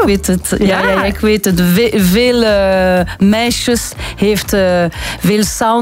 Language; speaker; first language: Dutch; non-native, local second language; French